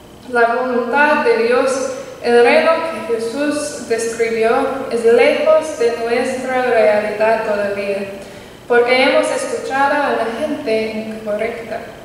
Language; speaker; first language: Spanish; non-native, learner; English